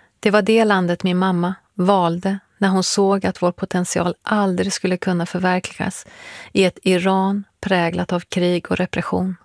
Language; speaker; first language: Swedish; early bilingual, other home language; Persian